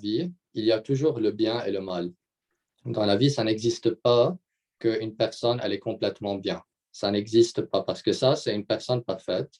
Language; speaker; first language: French; non-native, local second language; Arabic